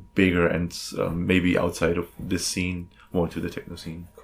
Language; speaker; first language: English; non-native, fluent; German